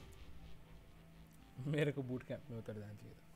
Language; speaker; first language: Hindi; native; Hindi